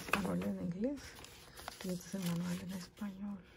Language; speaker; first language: Spanish; native; Spanish